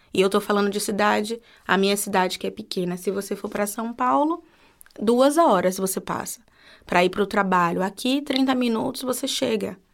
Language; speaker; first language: Portuguese; native; Portuguese